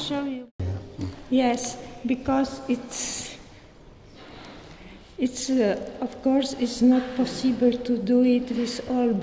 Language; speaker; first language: English; non-native, learner; Czech